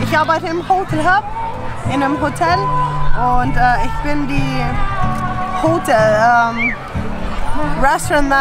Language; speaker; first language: German; non-native, learner; Slovenian